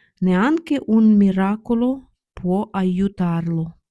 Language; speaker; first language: Italian; non-native, fluent; Ukrainian